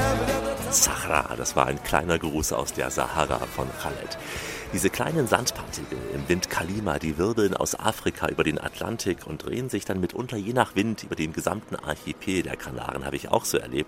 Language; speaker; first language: German; native; German